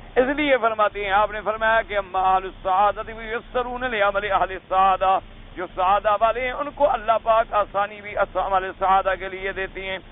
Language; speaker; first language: Urdu; native; Urdu